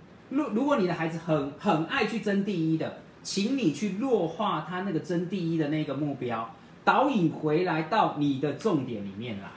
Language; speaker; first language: Chinese; native; Chinese